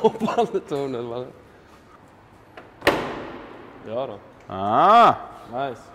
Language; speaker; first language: Swedish; native; Swedish